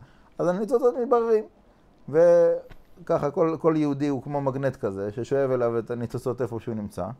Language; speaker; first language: Hebrew; non-native, fluent; English